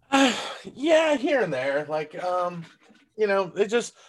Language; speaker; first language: English; early bilingual, other home language; German